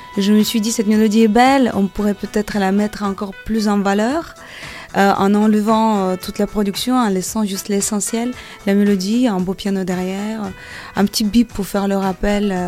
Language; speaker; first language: French; non-native, fluent; Russian